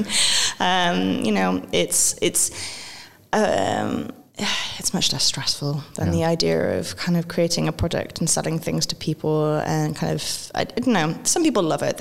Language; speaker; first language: English; native; English